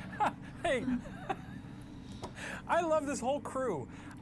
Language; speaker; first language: English; native; English